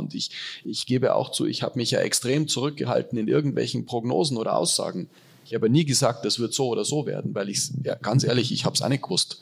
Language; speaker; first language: German; native; German